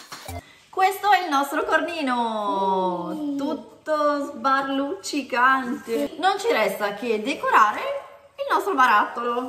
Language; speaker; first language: Italian; native; Italian